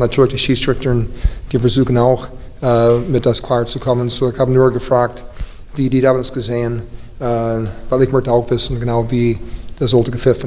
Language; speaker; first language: German; non-native, fluent; English